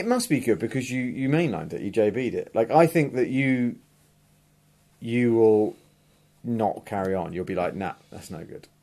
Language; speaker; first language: English; native; English